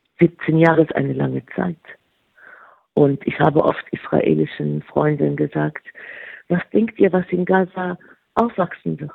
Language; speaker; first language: German; non-native, fluent; Arabic